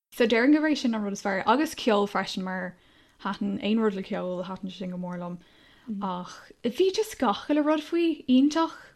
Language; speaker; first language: Irish; non-native, local second language; English